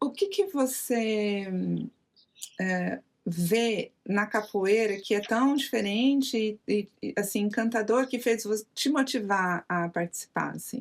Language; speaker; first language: Portuguese; native; Portuguese